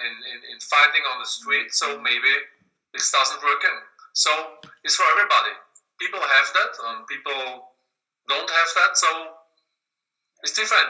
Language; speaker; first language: English; non-native, learner; German